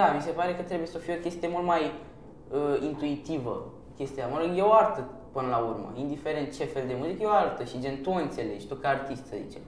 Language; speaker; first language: Romanian; early bilingual, other home language; Persian